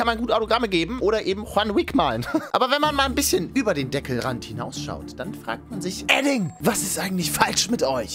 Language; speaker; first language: German; native; German